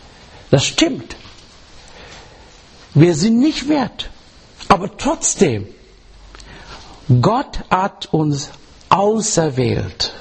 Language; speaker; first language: German; non-native, learner; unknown